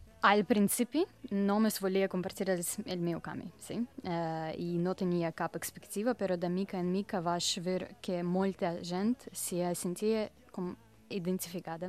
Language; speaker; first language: Catalan; non-native, learner; Russian